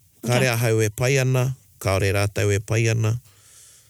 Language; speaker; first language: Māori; non-native, local second language; English